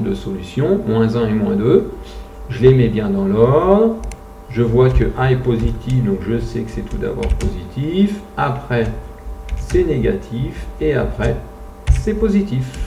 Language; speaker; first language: French; native; French